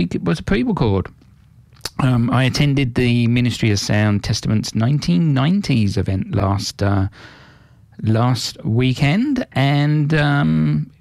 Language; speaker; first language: English; native; English